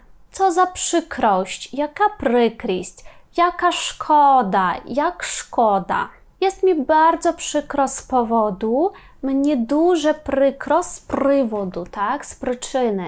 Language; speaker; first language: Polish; non-native, fluent; Ukrainian